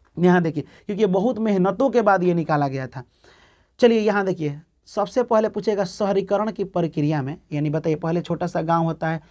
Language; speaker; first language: Hindi; native; Hindi